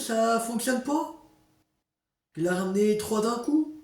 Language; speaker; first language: French; native; French